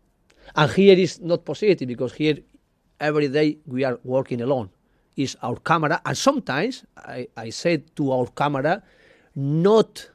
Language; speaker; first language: English; non-native, learner; Spanish